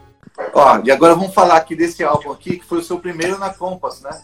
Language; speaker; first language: Portuguese; native; Portuguese